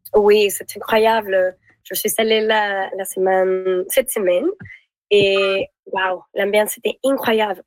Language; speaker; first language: French; non-native, learner; Spanish